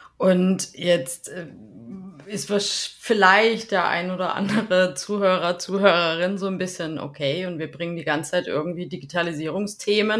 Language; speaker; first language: German; native; German